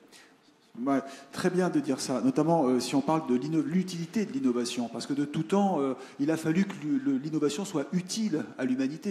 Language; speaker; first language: French; native; French